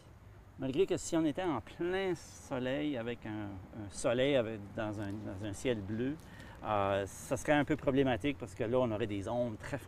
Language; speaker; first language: French; native; French